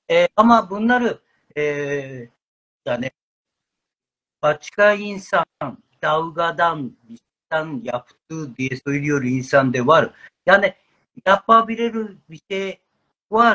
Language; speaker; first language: Turkish; non-native, learner; Japanese